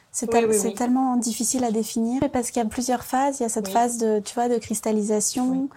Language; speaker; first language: French; early bilingual, other home language; Vietnamese